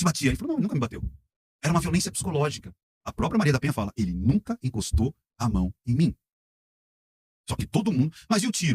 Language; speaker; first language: Portuguese; native; Portuguese